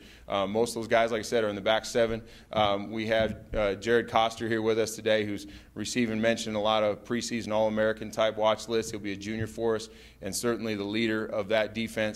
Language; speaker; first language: English; native; English